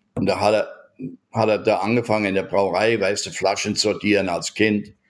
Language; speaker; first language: German; native; German